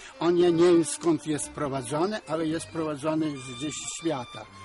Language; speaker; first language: Polish; early bilingual, heritage; Polish